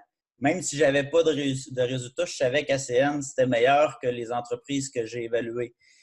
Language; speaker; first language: French; native; French